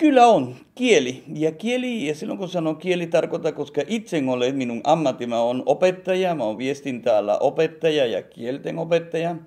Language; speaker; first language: Finnish; non-native, fluent; Spanish